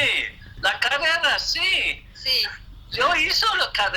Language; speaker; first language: Spanish; non-native, fluent; English